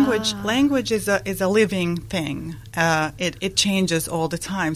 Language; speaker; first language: English; non-native, fluent; Bosnian